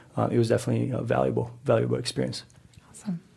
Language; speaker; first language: English; non-native, fluent; Portuguese